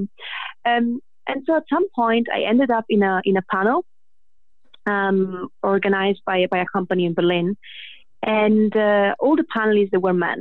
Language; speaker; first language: English; non-native, fluent; Italian